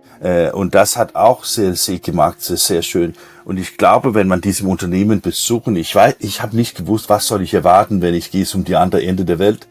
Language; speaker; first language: German; non-native, learner; Danish